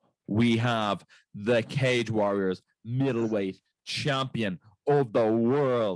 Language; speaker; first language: English; native; English